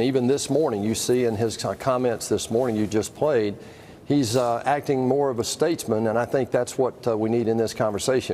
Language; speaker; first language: English; native; English